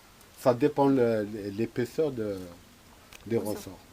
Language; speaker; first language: French; non-native, local second language; Arabic